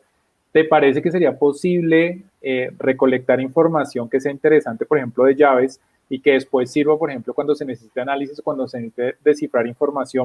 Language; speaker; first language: Spanish; native; Spanish